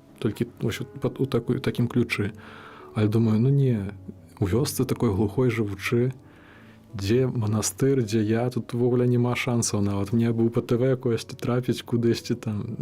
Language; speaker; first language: Belarusian; native; Belarusian